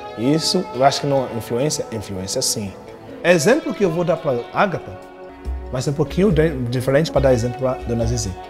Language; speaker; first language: Portuguese; non-native, fluent; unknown